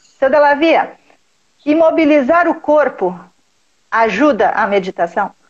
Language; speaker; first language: Portuguese; native; Portuguese